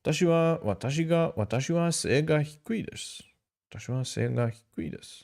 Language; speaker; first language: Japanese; non-native, learner; Greek